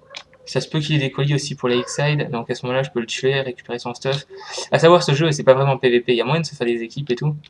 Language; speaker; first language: French; native; French